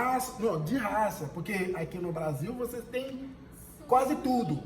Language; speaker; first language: Portuguese; non-native, fluent; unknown